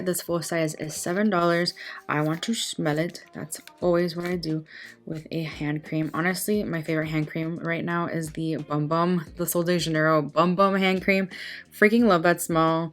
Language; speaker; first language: English; native; English